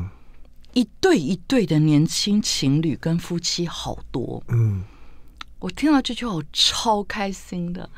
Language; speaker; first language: Chinese; native; Chinese